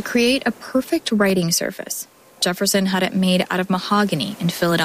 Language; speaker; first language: English; native; English